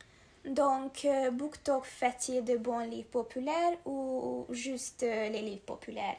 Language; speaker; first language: French; non-native, learner; Hungarian